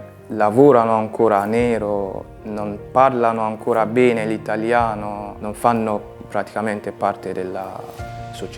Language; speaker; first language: Italian; non-native, fluent; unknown